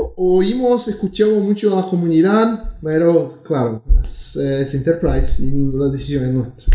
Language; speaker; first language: Spanish; non-native, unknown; Portuguese